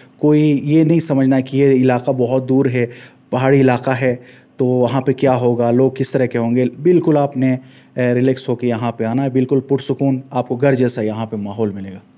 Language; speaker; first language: Urdu; non-native, local second language; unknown